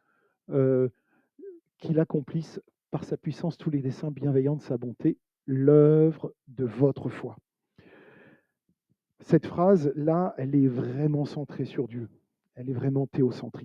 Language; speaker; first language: French; native; French